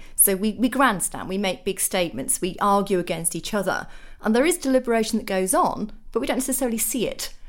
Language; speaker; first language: English; native; English